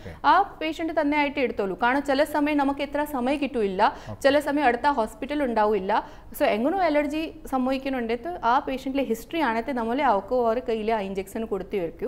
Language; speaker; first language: Malayalam; non-native, fluent; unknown